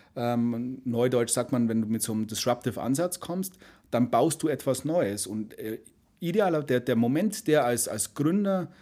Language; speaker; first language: German; native; German